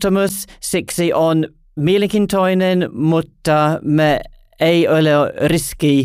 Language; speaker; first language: Finnish; non-native, learner; English